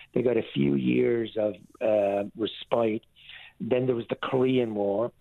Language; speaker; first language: English; native; English